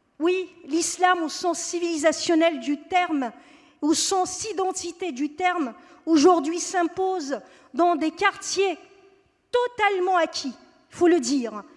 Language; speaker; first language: French; non-native, local second language; Kabyle